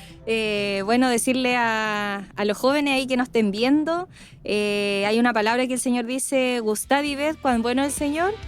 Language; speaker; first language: Spanish; native; Spanish